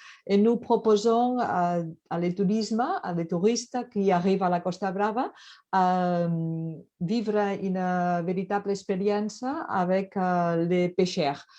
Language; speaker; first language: French; non-native, learner; Catalan